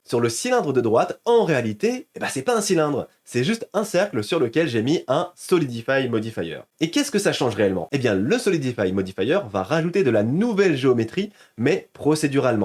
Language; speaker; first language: French; native; French